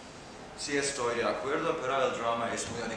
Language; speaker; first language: Spanish; non-native, learner; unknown